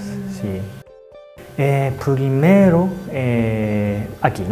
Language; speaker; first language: Spanish; non-native, learner; Japanese